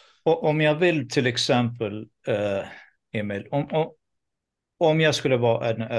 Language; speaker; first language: Swedish; non-native, fluent; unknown